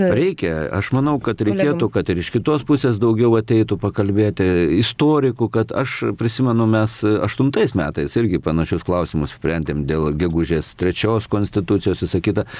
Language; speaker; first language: Lithuanian; native; Lithuanian